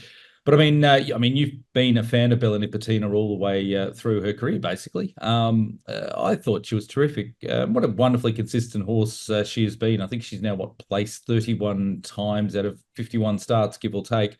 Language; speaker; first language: English; native; English